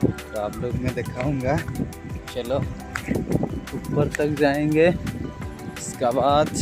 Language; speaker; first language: Hindi; non-native, local second language; Odia